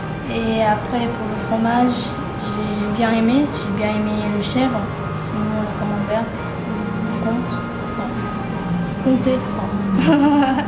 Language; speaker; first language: French; non-native, fluent; Korean